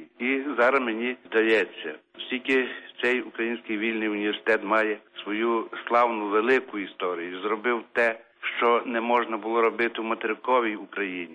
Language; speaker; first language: Ukrainian; native; Ukrainian